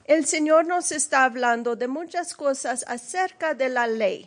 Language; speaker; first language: Spanish; early bilingual, heritage; English